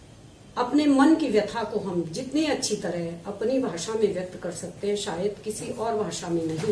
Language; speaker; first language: Hindi; native; Hindi